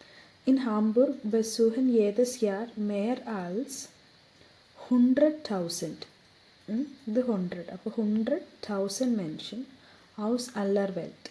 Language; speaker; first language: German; non-native, fluent; Malayalam